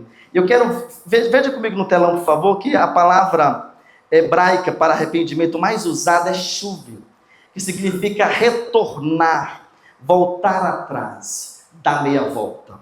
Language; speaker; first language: Portuguese; native; Portuguese